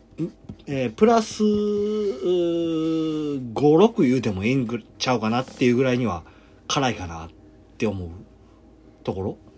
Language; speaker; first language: Japanese; native; Japanese